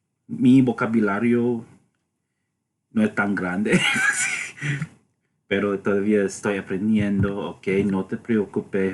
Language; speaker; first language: Spanish; non-native, learner; English